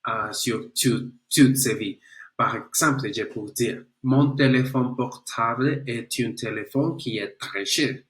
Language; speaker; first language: French; non-native, learner; Spanish